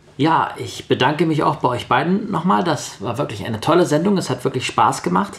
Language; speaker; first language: German; early bilingual, other home language; Russian